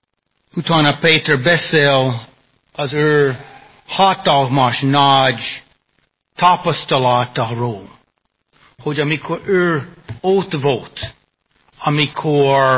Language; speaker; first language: Hungarian; non-native, fluent; English